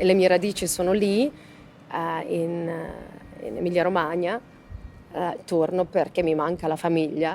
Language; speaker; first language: Italian; native; Italian